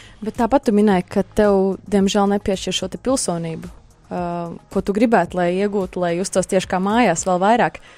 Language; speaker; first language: Latvian; native; Latvian